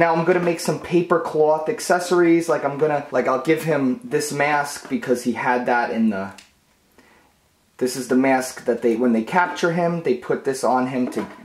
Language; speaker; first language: English; native; English